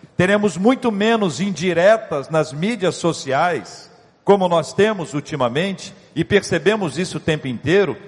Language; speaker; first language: Portuguese; native; Portuguese